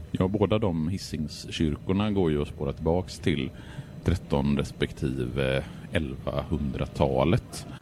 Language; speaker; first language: Swedish; native; Swedish